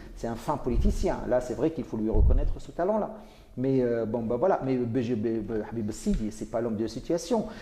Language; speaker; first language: French; non-native, local second language; Arabic